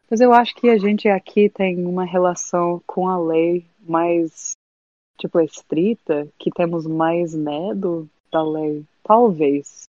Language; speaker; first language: Portuguese; non-native, fluent; English